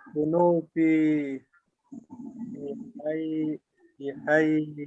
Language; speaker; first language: Arabic; non-native, learner; Indonesian